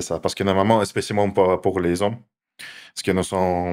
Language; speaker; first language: French; non-native, fluent; Russian